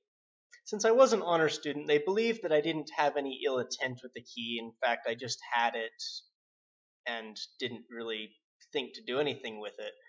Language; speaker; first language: English; native; English